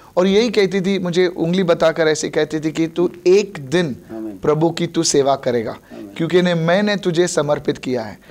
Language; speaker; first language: Hindi; non-native, local second language; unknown